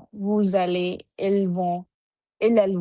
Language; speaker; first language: French; non-native, learner; Punjabi